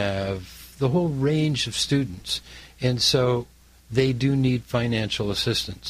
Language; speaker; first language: English; native; English